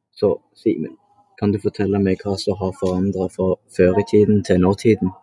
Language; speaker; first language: Norwegian; early bilingual, other home language; Indonesian